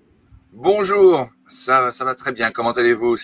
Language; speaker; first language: French; native; French